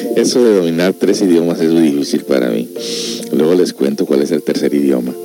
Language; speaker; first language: Spanish; early bilingual, heritage; Spanish